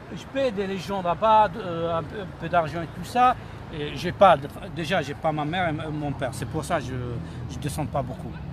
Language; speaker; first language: French; non-native, local second language; Kabyle